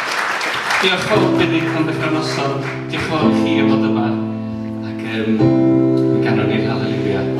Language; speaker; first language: Welsh; native; Welsh